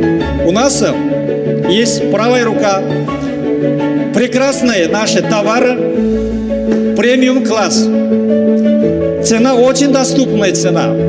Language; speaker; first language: Russian; non-native, learner; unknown